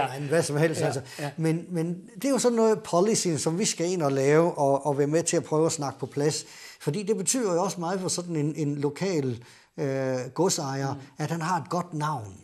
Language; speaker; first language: Danish; native; Danish